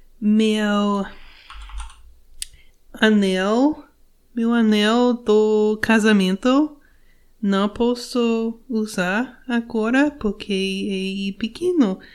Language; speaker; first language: Portuguese; non-native, learner; English